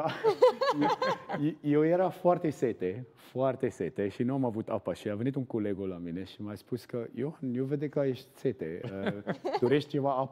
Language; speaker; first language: Romanian; non-native, learner; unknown